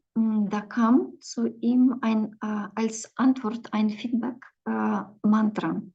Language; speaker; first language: German; non-native, fluent; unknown